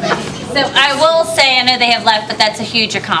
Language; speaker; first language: English; native; English